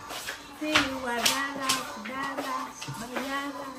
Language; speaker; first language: Spanish; native; Spanish